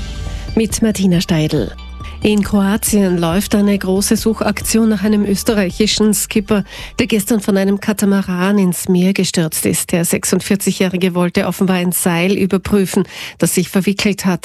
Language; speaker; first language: German; native; German